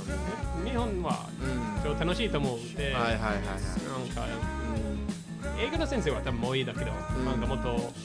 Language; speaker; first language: Japanese; non-native, fluent; English